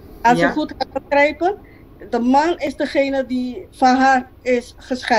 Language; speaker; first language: Dutch; non-native, local second language; Papiamento